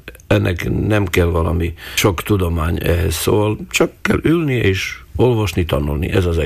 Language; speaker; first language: Hungarian; non-native, local second language; Slovak